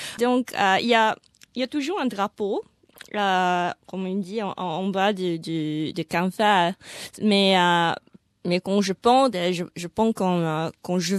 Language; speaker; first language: French; non-native, learner; Indonesian